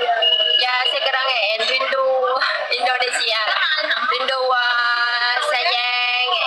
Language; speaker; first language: Indonesian; non-native, learner; Vietnamese